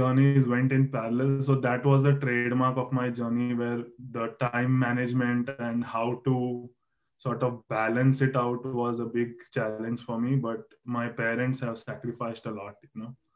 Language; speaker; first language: English; non-native, local second language; Marathi